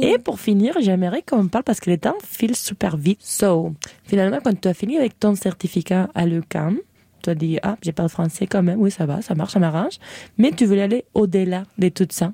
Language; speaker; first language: French; non-native, fluent; Spanish